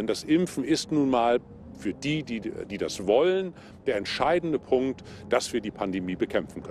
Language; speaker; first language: German; native; German